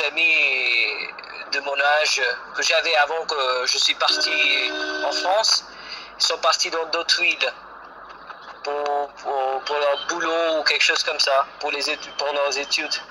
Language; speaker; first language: French; non-native, fluent; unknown